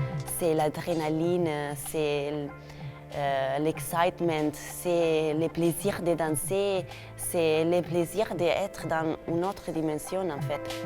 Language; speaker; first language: French; non-native, fluent; Italian